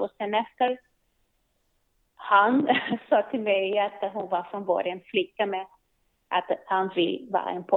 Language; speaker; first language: Swedish; non-native, learner; Portuguese